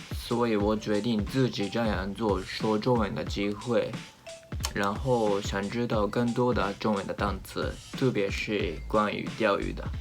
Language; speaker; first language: Chinese; non-native, learner; Japanese